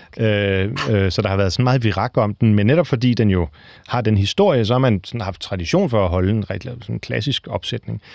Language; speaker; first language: Danish; native; Danish